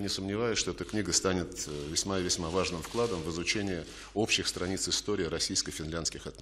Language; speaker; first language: Russian; native; Russian